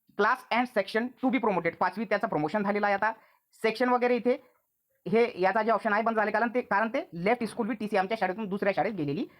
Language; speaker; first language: Marathi; non-native, local second language; Urdu